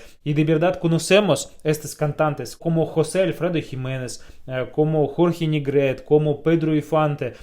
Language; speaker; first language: Spanish; non-native, fluent; Russian